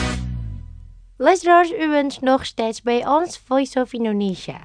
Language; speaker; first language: Dutch; non-native, fluent; Indonesian